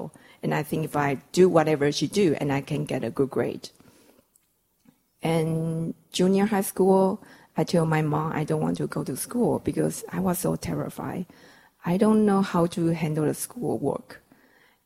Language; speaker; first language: English; non-native, fluent; Chinese